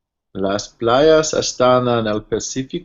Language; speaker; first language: Spanish; non-native, learner; English